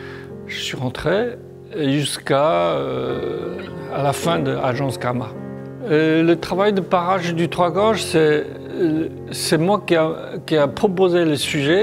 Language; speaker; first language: French; non-native, learner; Chinese